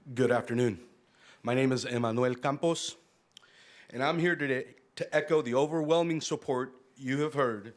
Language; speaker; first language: English; early bilingual, other home language; Spanish